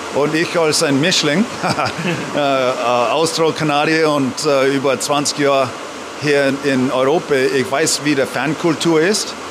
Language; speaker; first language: German; non-native, fluent; English